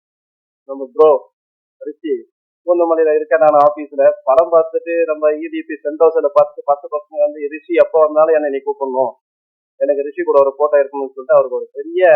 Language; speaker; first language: Tamil; native; Tamil